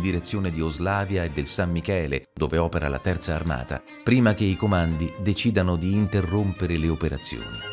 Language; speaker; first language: Italian; native; Italian